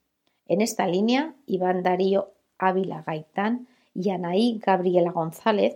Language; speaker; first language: Spanish; native; Spanish